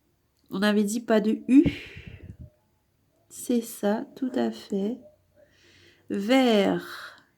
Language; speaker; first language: French; native; French